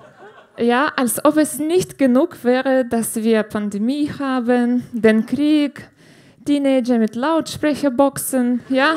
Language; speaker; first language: German; non-native, fluent; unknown